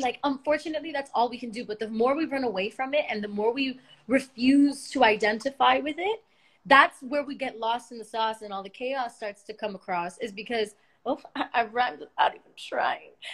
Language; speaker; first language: English; early bilingual, other home language; Spanish